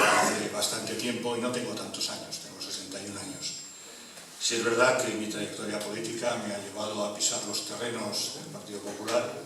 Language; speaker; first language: Spanish; native; Spanish